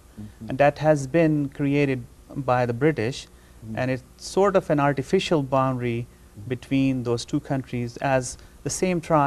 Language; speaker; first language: English; non-native, fluent; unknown